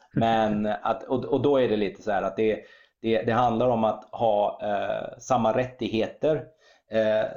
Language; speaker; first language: Swedish; early bilingual, other home language; German